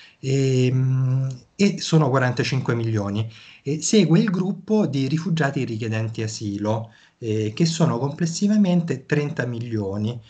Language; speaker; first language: Italian; native; Italian